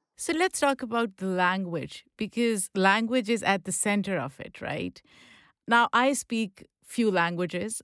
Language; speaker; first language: English; non-native, local second language; Pashto